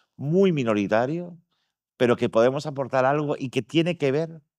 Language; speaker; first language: Spanish; native; Spanish